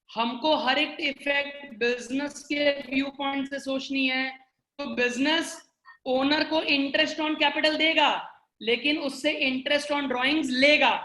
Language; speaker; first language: Hindi; non-native, local second language; Gujarati